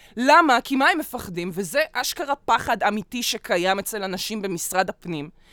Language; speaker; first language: Hebrew; early bilingual, other home language; Russian